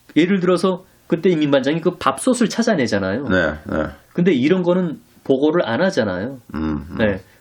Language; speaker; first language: Korean; native; Korean